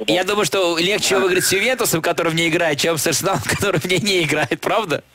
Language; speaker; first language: Russian; native; Russian